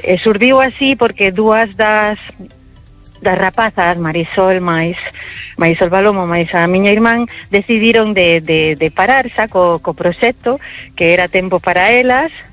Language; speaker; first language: Galician; early bilingual, heritage; Galician